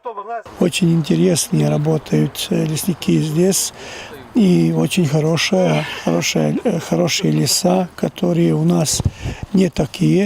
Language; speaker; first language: Russian; non-native, learner; Serbian